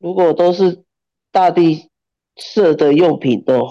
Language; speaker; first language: Chinese; non-native, learner; Japanese